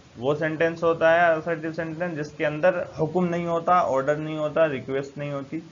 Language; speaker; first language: Urdu; native; Urdu